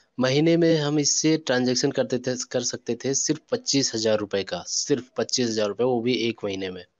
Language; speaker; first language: Hindi; native; Hindi